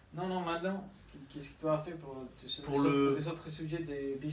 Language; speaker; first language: French; non-native, learner; Spanish